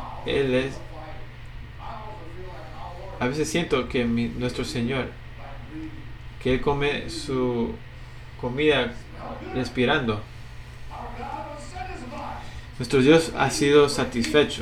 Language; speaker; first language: Spanish; non-native, fluent; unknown